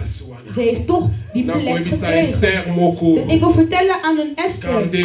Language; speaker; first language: Dutch; non-native, learner; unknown